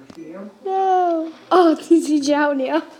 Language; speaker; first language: Welsh; native; Welsh